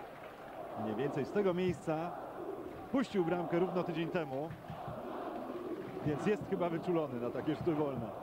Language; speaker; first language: Polish; native; Polish